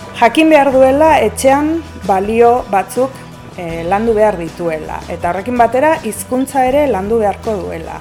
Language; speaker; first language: Basque; non-native, local second language; Spanish